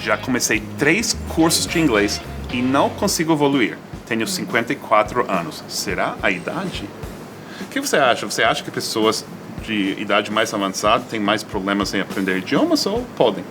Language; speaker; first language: Portuguese; non-native, fluent; English